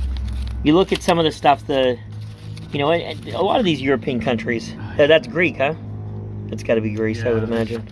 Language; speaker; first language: English; native; English